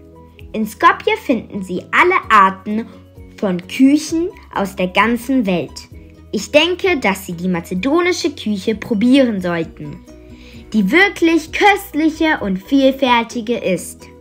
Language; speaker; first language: German; non-native, fluent; Macedonian